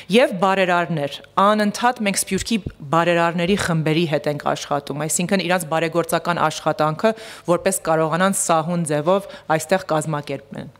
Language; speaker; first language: Armenian; early bilingual, heritage; Armenian